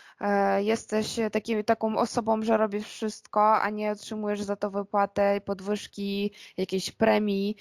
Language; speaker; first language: Polish; non-native, fluent; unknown